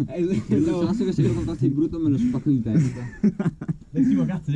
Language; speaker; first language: Italian; native; Italian